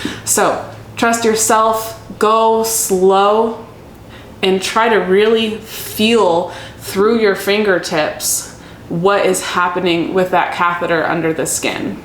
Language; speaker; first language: English; native; English